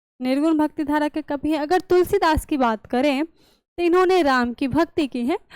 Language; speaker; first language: Hindi; native; Hindi